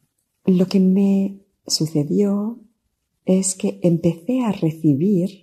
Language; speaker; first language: Spanish; non-native, fluent; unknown